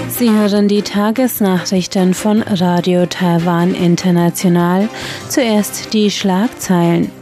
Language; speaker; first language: German; native; German